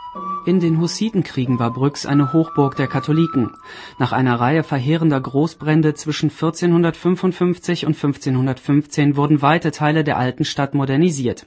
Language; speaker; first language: German; native; German